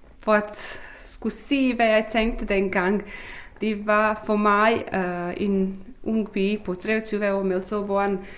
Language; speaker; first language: Danish; non-native, fluent; Bosnian